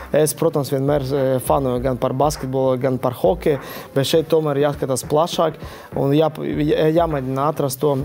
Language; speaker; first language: Latvian; non-native, local second language; Russian